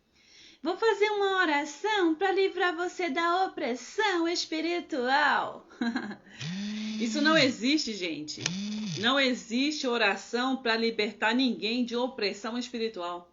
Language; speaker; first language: Portuguese; native; Portuguese